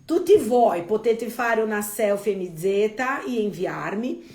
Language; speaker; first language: Italian; non-native, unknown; Portuguese